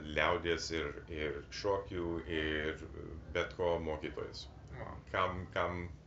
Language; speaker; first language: Lithuanian; early bilingual, heritage; English